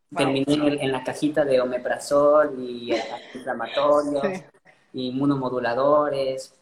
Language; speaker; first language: Spanish; native; Spanish